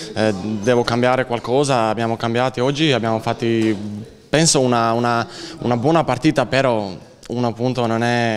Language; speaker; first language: Italian; non-native, learner; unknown